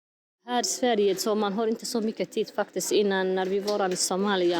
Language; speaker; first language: Swedish; non-native, fluent; Somali